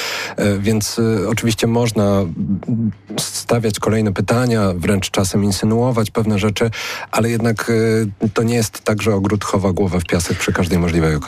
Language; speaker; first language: Polish; native; Polish